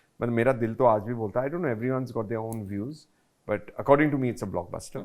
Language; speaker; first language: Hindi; native; Hindi